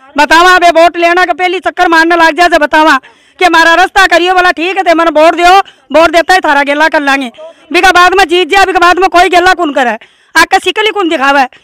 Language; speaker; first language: Hindi; native; Hindi